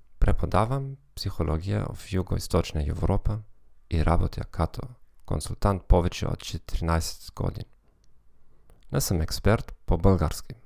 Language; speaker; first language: Bulgarian; non-native, learner; German